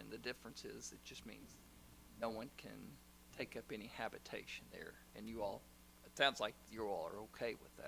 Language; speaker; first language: English; native; English